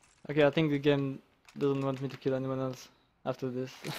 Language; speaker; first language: English; non-native, fluent; French